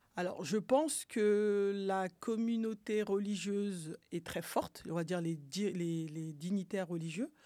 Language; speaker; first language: French; early bilingual, other home language; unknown